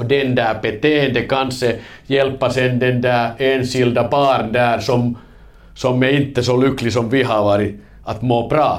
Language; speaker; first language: Swedish; non-native, fluent; Finnish